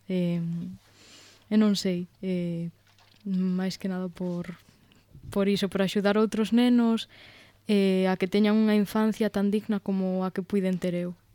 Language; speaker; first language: Galician; native; Galician